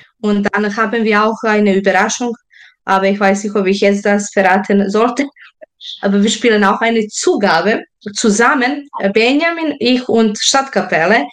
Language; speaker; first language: German; non-native, fluent; Serbian